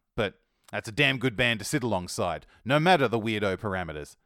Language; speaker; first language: English; native; English